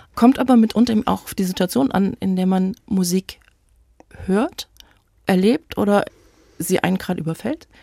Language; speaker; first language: German; native; German